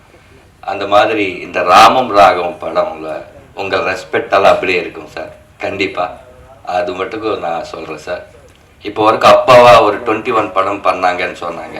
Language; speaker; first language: Tamil; non-native, learner; Telugu